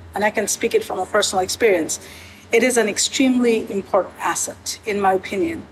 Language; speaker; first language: English; native; English